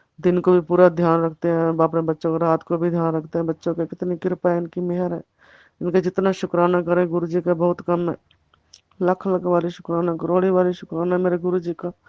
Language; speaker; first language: Hindi; native; Hindi